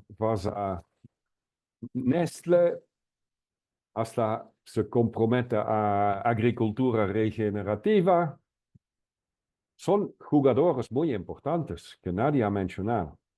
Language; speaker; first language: Spanish; non-native, fluent; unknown